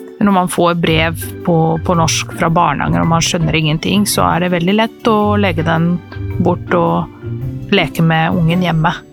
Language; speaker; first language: Norwegian; non-native, fluent; Serbian